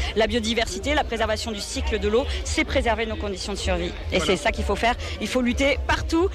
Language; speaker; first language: French; native; French